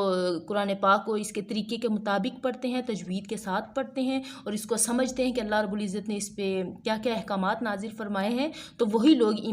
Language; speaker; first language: Urdu; native; Urdu